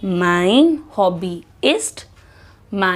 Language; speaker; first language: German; non-native, fluent; Hindi